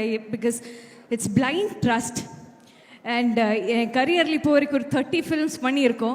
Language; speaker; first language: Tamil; non-native, fluent; Malayalam